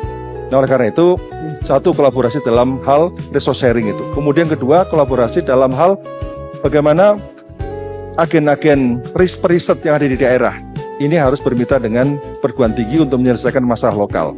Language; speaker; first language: Indonesian; native; Indonesian